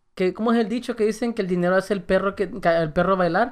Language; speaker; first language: Spanish; early bilingual, heritage; Spanish